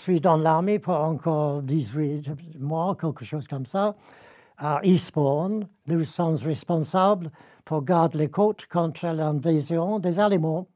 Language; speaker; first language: French; non-native, fluent; English